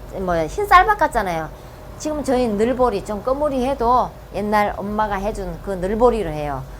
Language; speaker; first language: Korean; native; Korean